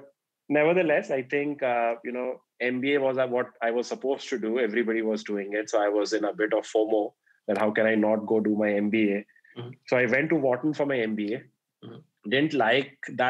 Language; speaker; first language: English; non-native, local second language; Hindi